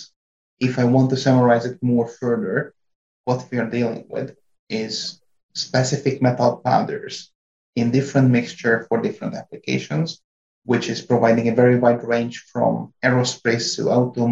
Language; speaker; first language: English; non-native, fluent; Hungarian